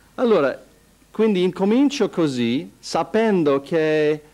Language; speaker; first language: Italian; non-native, fluent; English